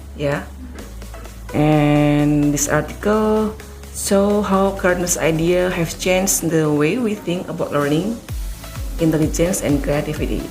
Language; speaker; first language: English; non-native, learner; Indonesian